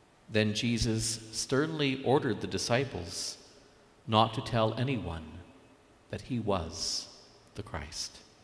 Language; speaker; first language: English; native; English